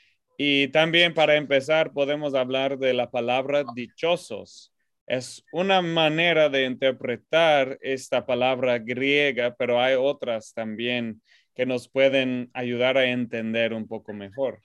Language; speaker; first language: Spanish; non-native, fluent; English